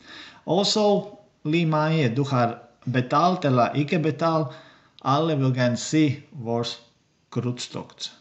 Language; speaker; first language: Danish; non-native, learner; Latvian